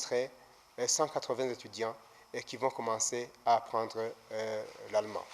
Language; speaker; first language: French; non-native, local second language; Rundi